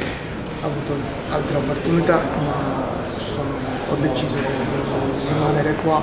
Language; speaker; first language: Italian; non-native, fluent; Bangla